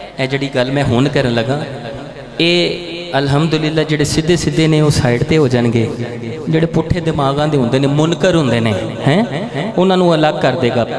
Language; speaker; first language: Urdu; non-native, local second language; Punjabi